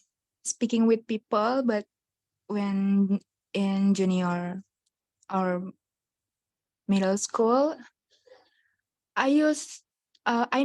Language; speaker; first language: English; non-native, learner; Indonesian